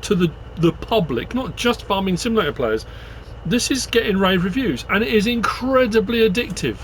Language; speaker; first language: English; native; English